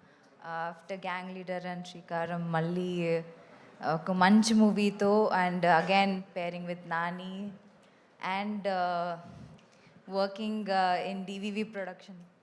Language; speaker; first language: Telugu; non-native, fluent; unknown